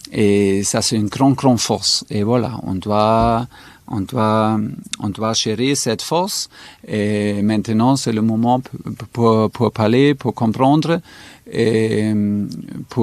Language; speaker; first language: French; non-native, fluent; German